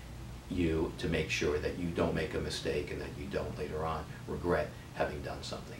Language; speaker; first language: English; native; English